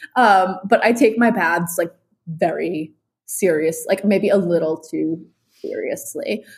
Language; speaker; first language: English; native; English